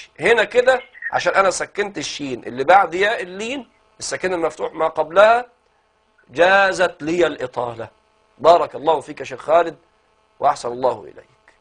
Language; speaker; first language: Arabic; native; Arabic